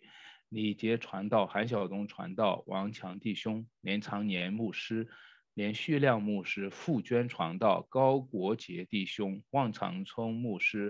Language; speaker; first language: Chinese; native; Chinese